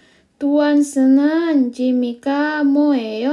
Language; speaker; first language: Korean; non-native, fluent; Indonesian